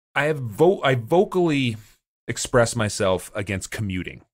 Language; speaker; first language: English; native; English